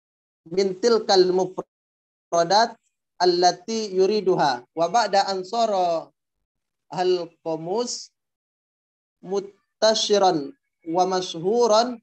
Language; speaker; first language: Arabic; non-native, learner; Indonesian